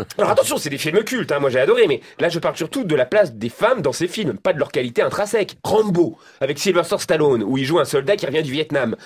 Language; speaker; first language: French; native; French